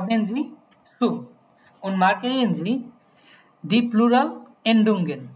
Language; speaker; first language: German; non-native, fluent; Bangla